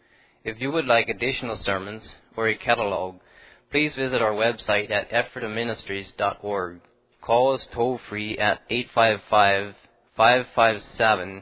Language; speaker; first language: English; native; English